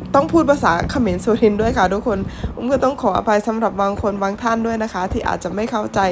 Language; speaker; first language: Thai; non-native, local second language; Northern Khmer